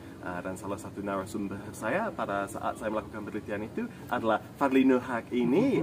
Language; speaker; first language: Indonesian; non-native, fluent; English